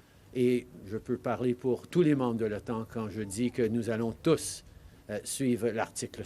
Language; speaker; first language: French; native; French